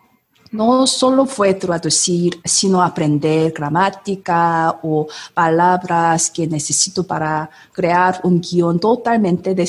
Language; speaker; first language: Spanish; non-native, learner; Korean